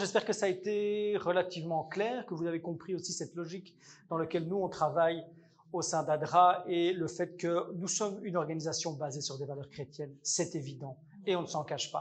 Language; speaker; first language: French; native; French